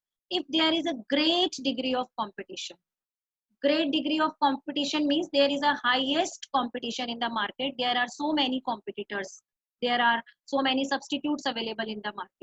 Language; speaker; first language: English; non-native, local second language; Hindi